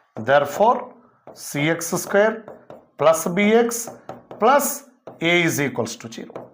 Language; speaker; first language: English; non-native, local second language; Telugu